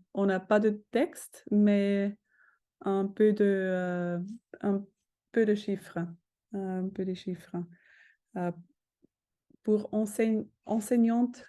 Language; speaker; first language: French; non-native, fluent; German